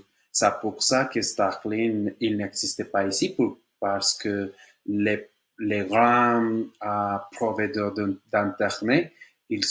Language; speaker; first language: French; non-native, learner; Spanish